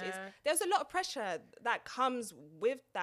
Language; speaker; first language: English; native; English